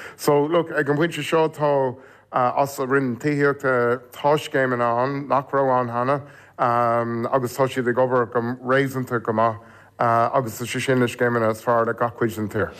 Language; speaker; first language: Irish; non-native, local second language; English